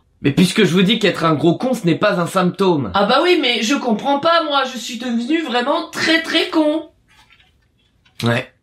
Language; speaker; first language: French; native; French